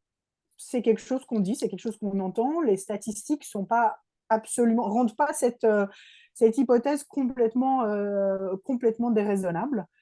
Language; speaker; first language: French; native; French